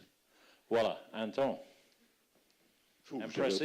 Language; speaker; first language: French; non-native, fluent; English